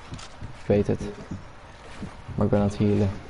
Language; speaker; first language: Dutch; native; Dutch